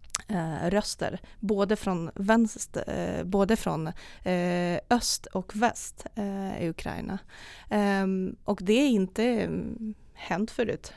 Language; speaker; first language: Swedish; non-native, fluent; Russian